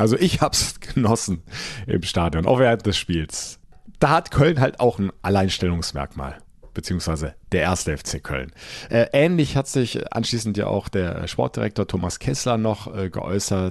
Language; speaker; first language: German; native; German